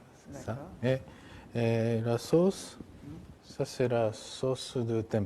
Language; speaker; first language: French; non-native, fluent; Japanese